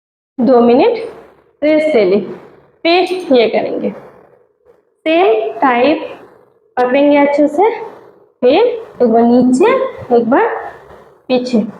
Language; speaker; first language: Hindi; non-native, local second language; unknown